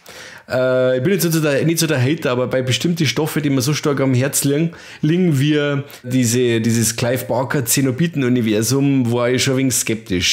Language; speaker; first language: German; native; German